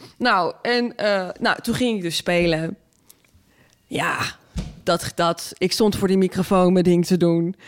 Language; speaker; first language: Dutch; native; Dutch